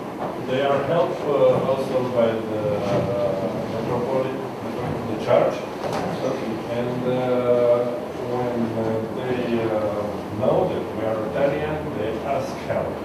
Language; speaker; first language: English; non-native, learner; Romanian